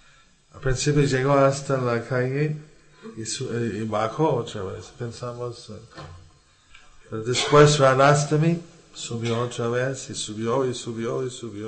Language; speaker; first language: Spanish; non-native, learner; English